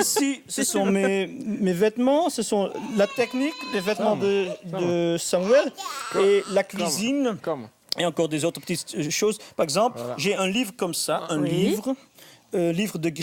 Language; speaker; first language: French; non-native, fluent; Dutch